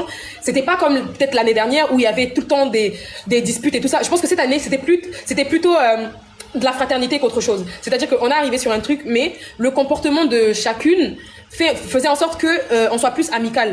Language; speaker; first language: French; non-native, local second language; Lingala